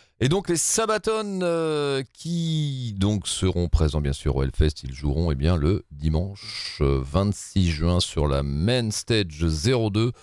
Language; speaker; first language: French; native; French